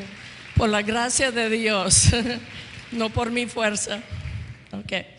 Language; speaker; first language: Spanish; non-native, fluent; English